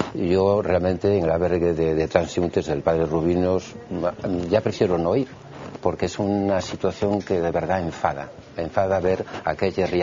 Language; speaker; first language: Spanish; native; Spanish